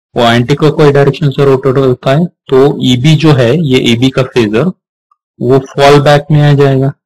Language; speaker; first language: Hindi; non-native, local second language; Marathi